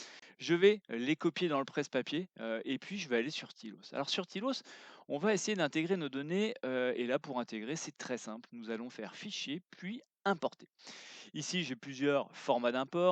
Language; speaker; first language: French; native; French